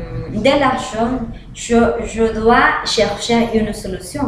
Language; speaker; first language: French; non-native, learner; Spanish